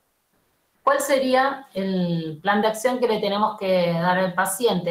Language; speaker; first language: Spanish; native; Spanish